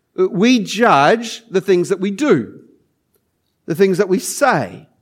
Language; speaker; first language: English; native; English